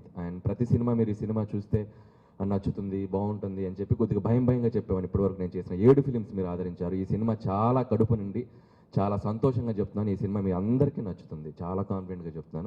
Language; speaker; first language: Telugu; native; Telugu